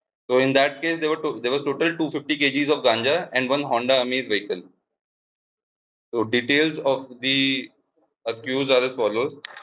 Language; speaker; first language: English; non-native, local second language; Telugu